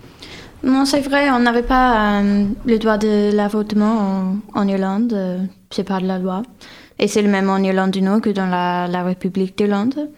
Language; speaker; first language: French; non-native, fluent; English